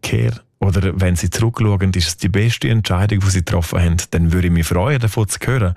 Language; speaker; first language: German; native; German